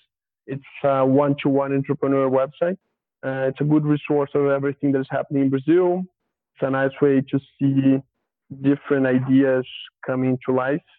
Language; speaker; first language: English; non-native, fluent; Portuguese